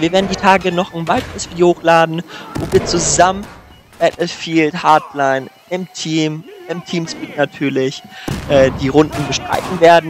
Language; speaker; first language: German; native; German